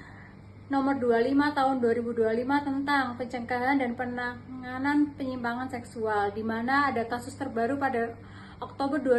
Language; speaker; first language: Indonesian; native; Indonesian